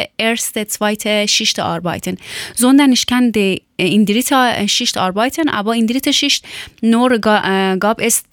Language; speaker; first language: German; non-native, learner; Persian